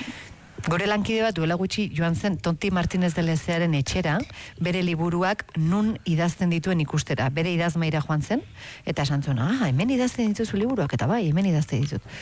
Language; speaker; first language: Basque; native; Basque